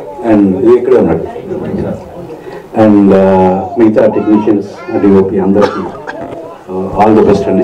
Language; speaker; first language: Telugu; native; Telugu